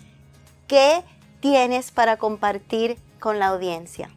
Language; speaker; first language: Spanish; native; Spanish